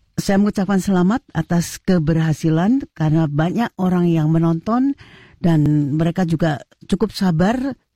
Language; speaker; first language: Indonesian; native; Indonesian